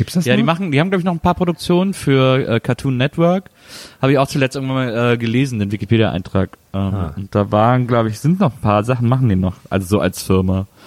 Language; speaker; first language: German; native; German